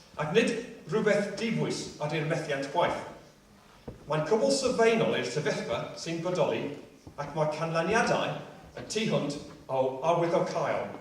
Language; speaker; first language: Welsh; non-native, local second language; English